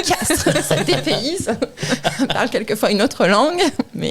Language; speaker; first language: French; native; French